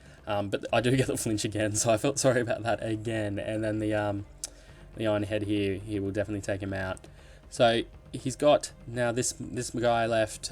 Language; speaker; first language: English; native; English